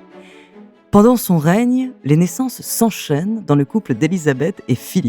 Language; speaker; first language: French; native; French